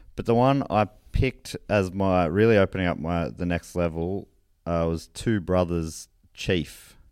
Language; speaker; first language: English; native; English